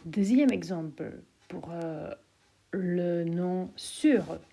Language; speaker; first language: French; non-native, fluent; Czech